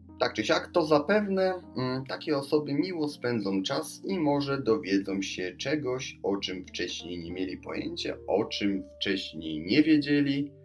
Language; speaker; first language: Polish; native; Polish